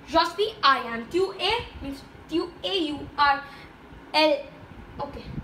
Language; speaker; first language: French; non-native, learner; Gujarati